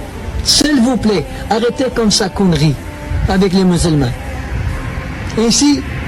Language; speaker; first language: French; non-native, learner; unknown